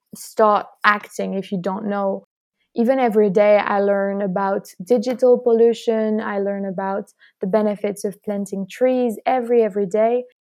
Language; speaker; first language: English; non-native, fluent; French